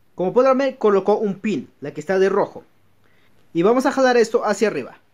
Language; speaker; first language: Spanish; native; Spanish